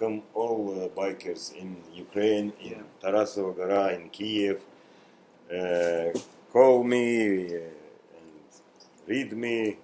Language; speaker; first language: English; non-native, learner; Russian